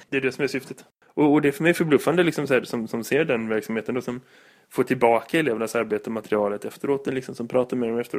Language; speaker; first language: Swedish; native; Swedish